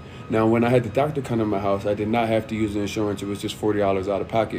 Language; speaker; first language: English; native; English